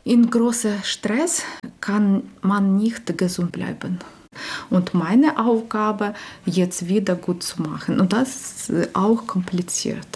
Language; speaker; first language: German; non-native, learner; Ukrainian